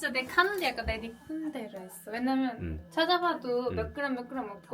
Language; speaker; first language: Korean; non-native, learner; Turkish